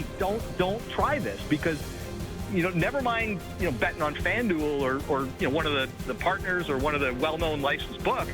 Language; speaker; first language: English; native; English